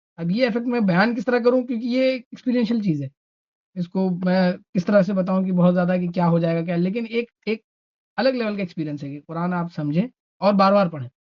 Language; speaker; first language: Urdu; native; Urdu